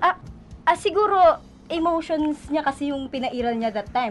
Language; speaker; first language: Filipino; native; Filipino